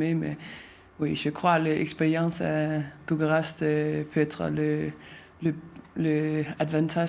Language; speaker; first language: French; non-native, learner; Danish